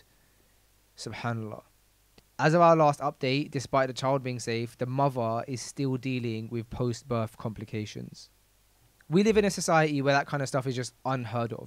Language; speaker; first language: English; native; English